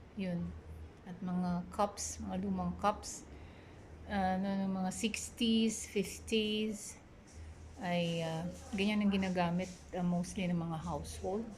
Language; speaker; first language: Filipino; non-native, local second language; Iloko